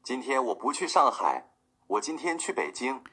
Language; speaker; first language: Chinese; non-native, learner; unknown